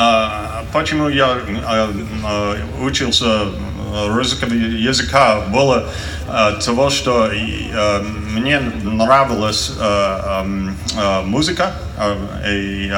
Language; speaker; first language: Russian; non-native, learner; English